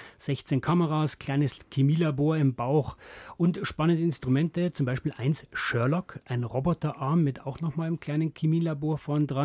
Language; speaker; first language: German; native; German